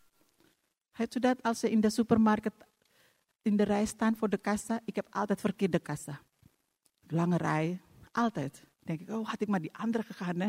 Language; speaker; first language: Dutch; non-native, fluent; Indonesian